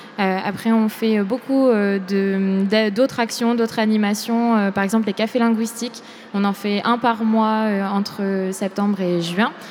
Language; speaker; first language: French; native; French